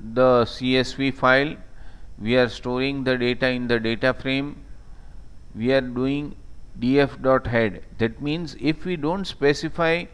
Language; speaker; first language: English; non-native, local second language; Gujarati